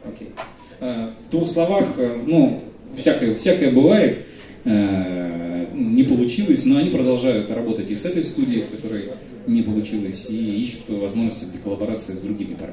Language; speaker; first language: Russian; native; Russian